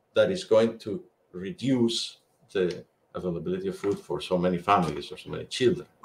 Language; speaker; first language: English; non-native, fluent; Spanish